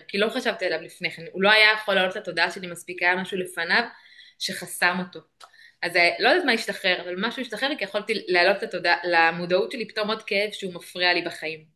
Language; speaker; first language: Hebrew; native; Hebrew